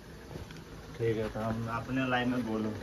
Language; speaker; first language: Hindi; native; Hindi